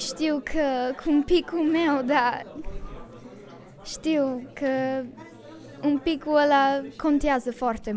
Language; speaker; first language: Romanian; early bilingual, heritage; Romanian